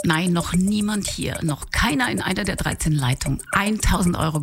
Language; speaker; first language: German; native; German